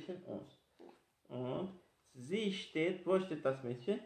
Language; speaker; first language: German; non-native, fluent; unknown